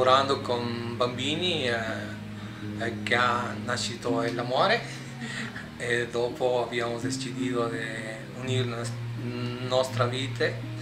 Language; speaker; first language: Italian; non-native, learner; Spanish